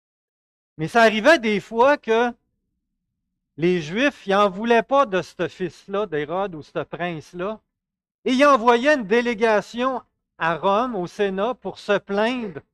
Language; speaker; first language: French; native; French